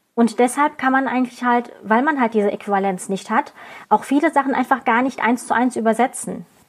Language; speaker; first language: German; early bilingual, other home language; Turkish